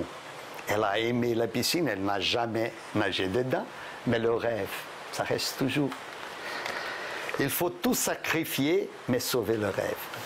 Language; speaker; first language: French; non-native, fluent; Portuguese